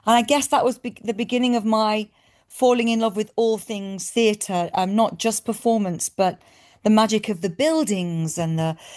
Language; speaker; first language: English; native; English